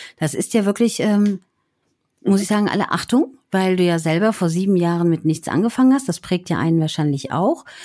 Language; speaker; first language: German; native; German